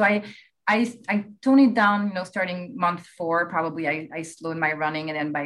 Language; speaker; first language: English; non-native, fluent; French